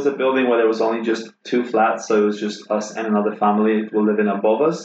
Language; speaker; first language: English; non-native, fluent; Polish